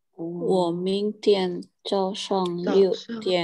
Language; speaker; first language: Chinese; non-native, learner; Indonesian